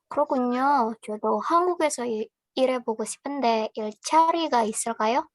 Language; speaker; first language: Korean; non-native, learner; Indonesian